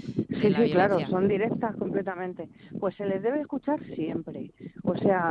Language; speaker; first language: Spanish; native; Spanish